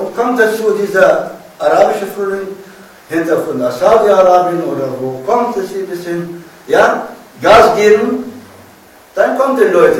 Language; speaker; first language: German; non-native, learner; Arabic